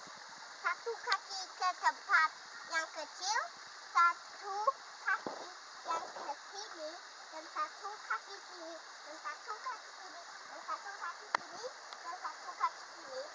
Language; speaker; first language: Indonesian; non-native, learner; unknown